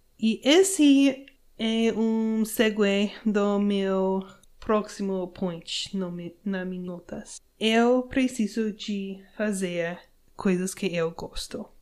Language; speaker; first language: Portuguese; non-native, learner; English